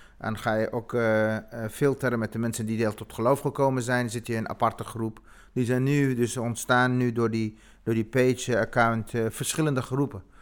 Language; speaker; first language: Dutch; non-native, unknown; Kurdish